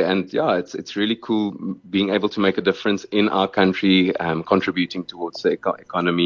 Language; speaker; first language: English; non-native, local second language; Afrikaans